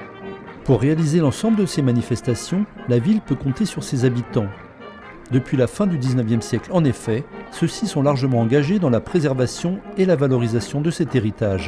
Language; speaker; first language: French; native; French